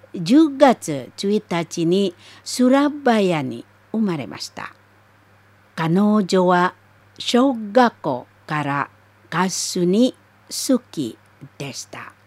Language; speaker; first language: Japanese; non-native, learner; Indonesian